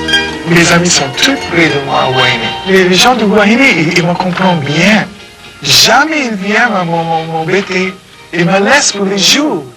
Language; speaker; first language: French; non-native, fluent; English